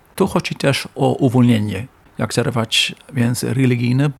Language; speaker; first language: Polish; non-native, learner; Dutch